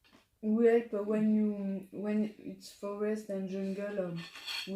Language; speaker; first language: English; non-native, learner; French